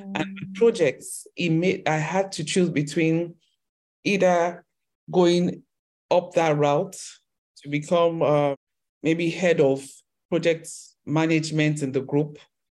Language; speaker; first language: English; non-native, local second language; Yoruba